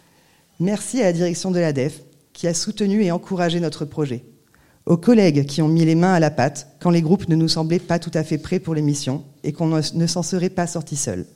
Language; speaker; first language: French; native; French